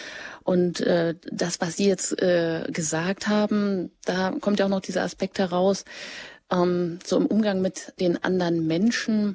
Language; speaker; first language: German; native; German